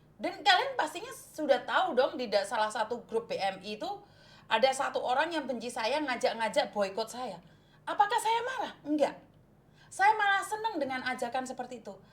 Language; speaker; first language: Indonesian; non-native, local second language; Javanese